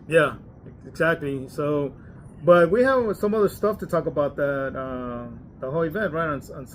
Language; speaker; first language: English; native; English